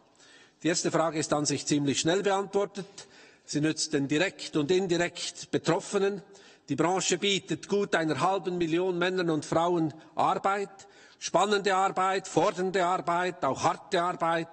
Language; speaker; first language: German; native; German